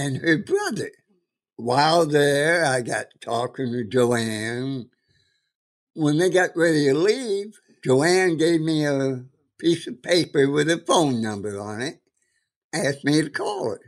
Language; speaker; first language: English; native; English